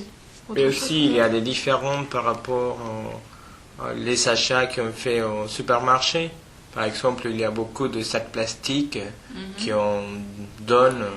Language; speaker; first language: French; non-native, fluent; Spanish